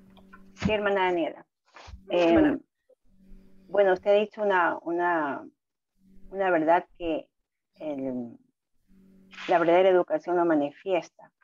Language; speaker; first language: Spanish; native; Spanish